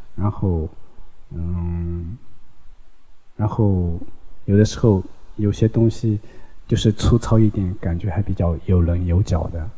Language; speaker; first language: Chinese; non-native, local second language; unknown